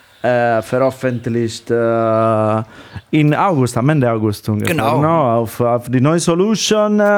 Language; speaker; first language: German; non-native, learner; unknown